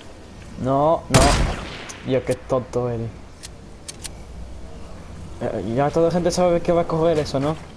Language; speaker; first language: Spanish; non-native, learner; English